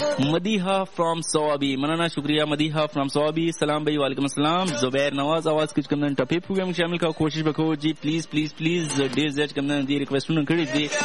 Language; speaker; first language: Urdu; non-native, local second language; Pashto